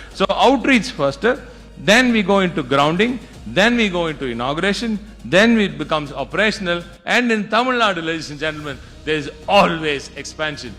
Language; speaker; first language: English; non-native, local second language; Tamil